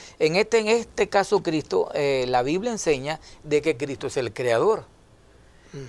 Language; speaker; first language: Spanish; native; Spanish